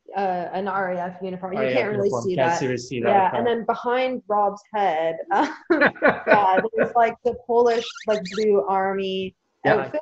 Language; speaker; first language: English; native; English